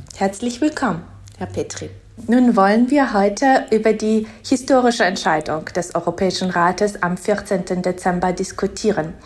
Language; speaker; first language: German; non-native, fluent; Georgian